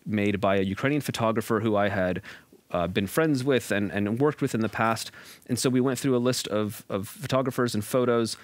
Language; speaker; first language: English; native; English